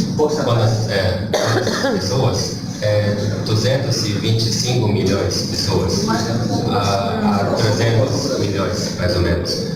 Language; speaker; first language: Portuguese; non-native, learner; Chinese